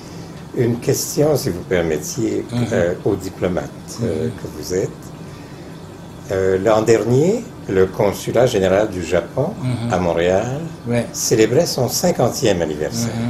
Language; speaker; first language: French; native; French